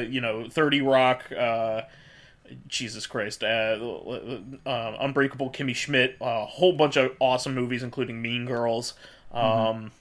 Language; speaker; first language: English; native; English